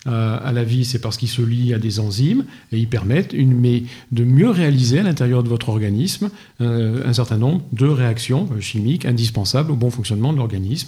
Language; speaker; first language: French; native; French